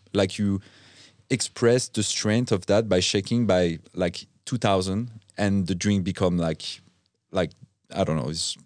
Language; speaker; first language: English; non-native, fluent; French